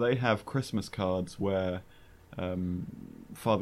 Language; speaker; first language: English; native; English